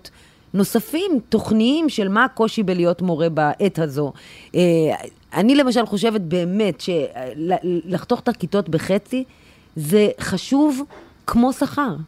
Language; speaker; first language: Hebrew; native; Hebrew